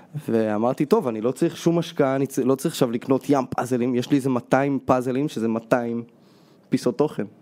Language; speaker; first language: Hebrew; early bilingual, other home language; Russian